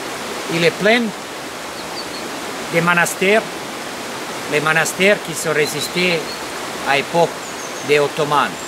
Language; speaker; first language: French; non-native, fluent; Serbian